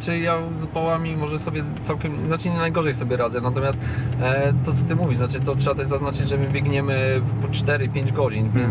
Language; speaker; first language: Polish; native; Polish